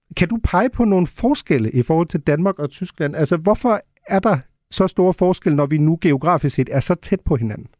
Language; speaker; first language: Danish; early bilingual, heritage; Danish